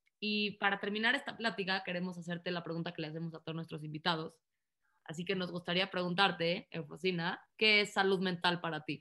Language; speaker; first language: Spanish; native; Spanish